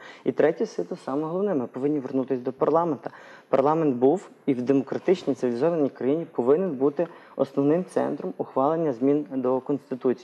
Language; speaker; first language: Ukrainian; native; Ukrainian